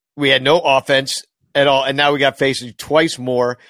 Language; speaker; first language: English; native; English